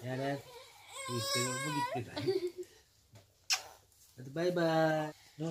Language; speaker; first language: Turkish; non-native, learner; English